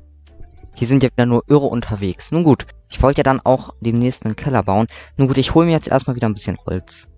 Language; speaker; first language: German; native; German